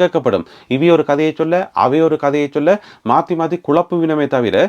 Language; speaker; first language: Tamil; native; Tamil